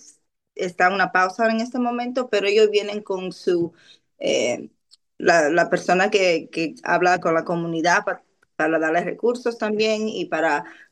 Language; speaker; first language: Spanish; early bilingual, other home language; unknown